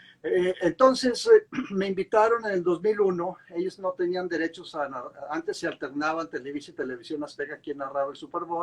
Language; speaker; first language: Spanish; native; Spanish